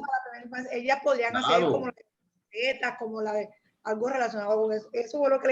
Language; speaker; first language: Spanish; native; Spanish